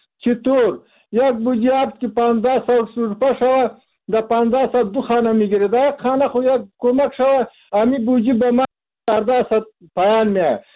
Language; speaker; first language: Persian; non-native, local second language; Pashto